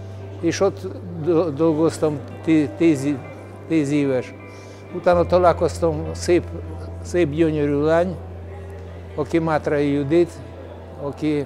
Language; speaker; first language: Hungarian; non-native, learner; Russian